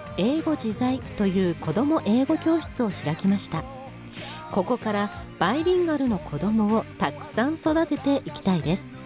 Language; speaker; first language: Japanese; native; Japanese